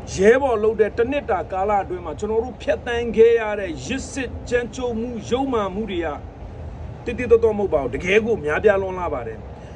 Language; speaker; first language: Burmese; non-native, local second language; Nepali